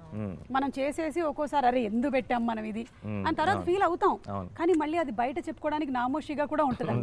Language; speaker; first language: Telugu; native; Telugu